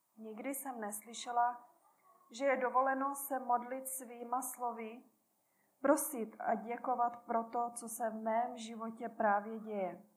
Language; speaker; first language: Czech; native; Czech